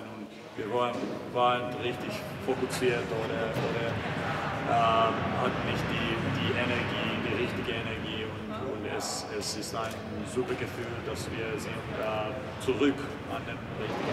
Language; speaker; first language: German; non-native, fluent; Finnish